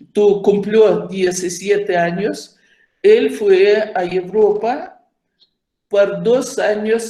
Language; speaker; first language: Spanish; non-native, fluent; Ukrainian